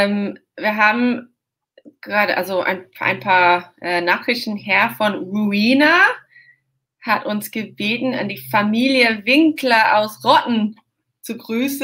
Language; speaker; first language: German; non-native, fluent; English